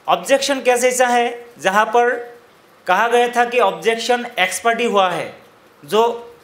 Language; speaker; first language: Hindi; non-native, local second language; Bangla